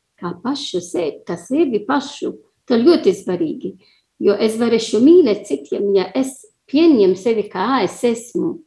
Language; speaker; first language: Latvian; non-native, learner; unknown